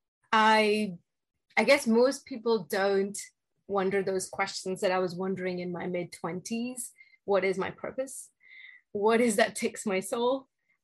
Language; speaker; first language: English; non-native, local second language; Hindi